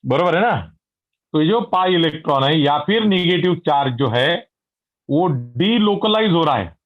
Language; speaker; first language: Hindi; non-native, local second language; Marathi